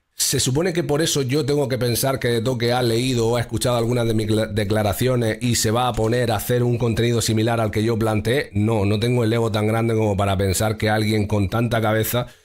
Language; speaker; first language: Spanish; native; Spanish